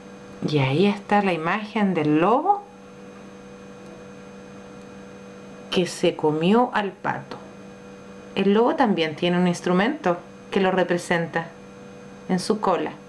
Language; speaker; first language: Spanish; native; Spanish